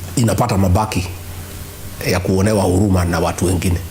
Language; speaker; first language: English; non-native, local second language; Kikuyu